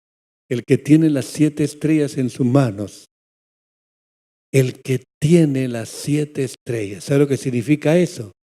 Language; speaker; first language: Spanish; native; Spanish